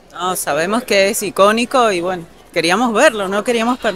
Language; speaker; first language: Spanish; native; Spanish